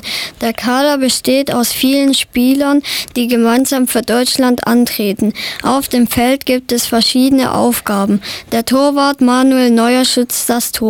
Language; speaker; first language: German; native; German